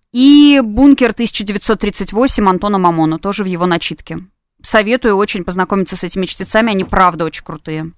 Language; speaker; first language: Russian; native; Russian